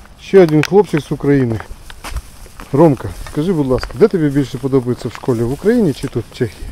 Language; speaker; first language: Ukrainian; non-native, local second language; Russian